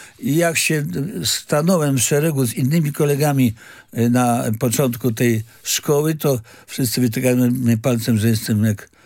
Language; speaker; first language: Polish; native; Polish